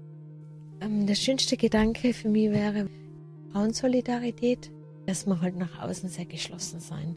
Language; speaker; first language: German; native; German